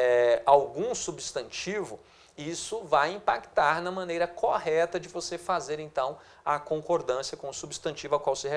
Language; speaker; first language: Portuguese; native; Portuguese